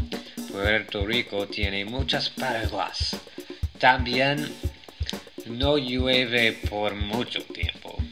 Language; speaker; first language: Spanish; non-native, learner; English